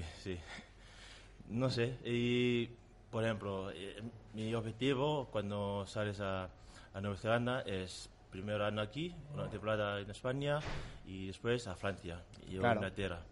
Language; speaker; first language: Spanish; non-native, learner; Tongan